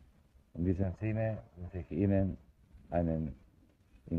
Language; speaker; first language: German; non-native, fluent; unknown